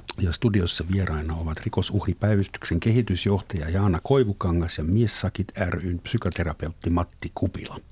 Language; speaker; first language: Finnish; non-native, fluent; German